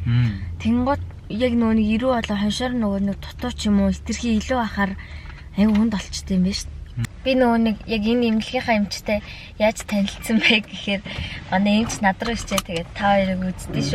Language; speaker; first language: Mongolian; native; Mongolian